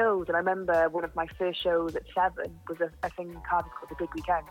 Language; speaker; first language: English; native; English